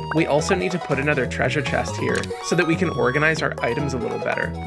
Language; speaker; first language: English; native; English